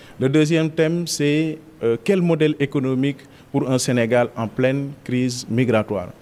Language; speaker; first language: French; non-native, local second language; Wolof